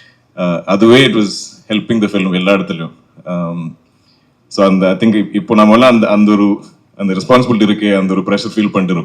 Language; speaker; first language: Tamil; non-native, local second language; Malayalam